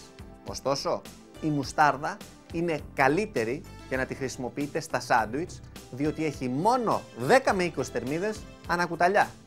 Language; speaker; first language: Greek; native; Greek